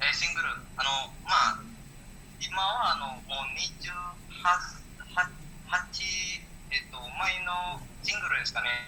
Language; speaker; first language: Japanese; non-native, learner; Indonesian